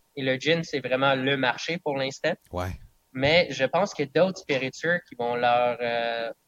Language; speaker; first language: French; non-native, fluent; English